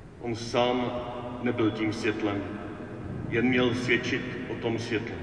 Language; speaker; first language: Czech; native; Czech